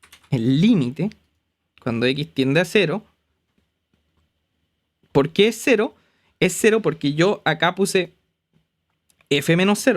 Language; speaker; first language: Spanish; native; Spanish